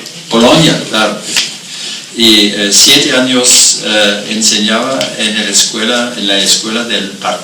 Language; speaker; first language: Spanish; non-native, fluent; German